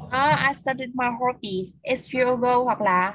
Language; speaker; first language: English; non-native, fluent; Vietnamese